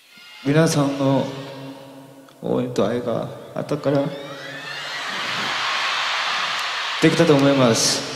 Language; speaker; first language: Japanese; non-native, fluent; Korean